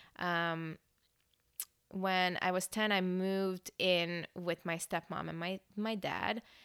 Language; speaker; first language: English; early bilingual, other home language; Hungarian